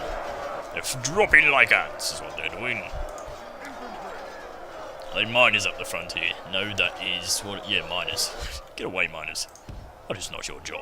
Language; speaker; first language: English; native; English